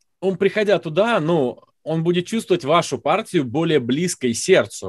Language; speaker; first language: Russian; native; Russian